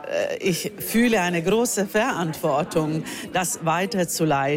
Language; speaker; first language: German; non-native, fluent; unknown